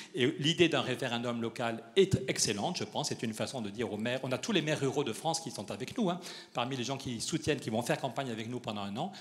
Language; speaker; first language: French; native; French